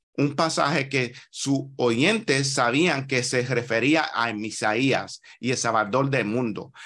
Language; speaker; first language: Spanish; non-native, learner; English